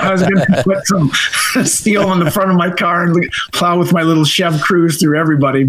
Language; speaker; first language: English; native; English